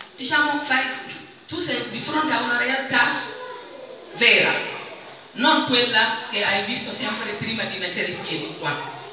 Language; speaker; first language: Italian; non-native, fluent; Wolof